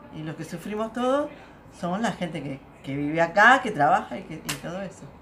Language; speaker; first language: Spanish; native; Spanish